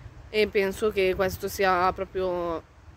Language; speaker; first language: Italian; native; Italian